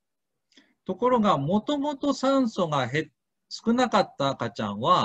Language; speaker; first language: Japanese; native; Japanese